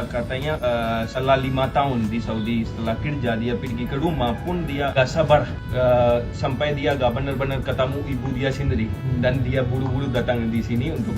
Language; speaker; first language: Indonesian; non-native, fluent; Hindi